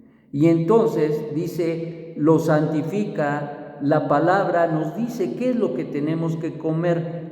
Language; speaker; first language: Spanish; native; Spanish